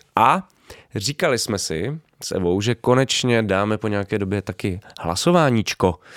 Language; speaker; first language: Czech; native; Czech